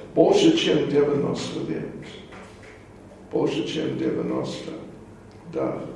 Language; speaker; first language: Russian; non-native, learner; English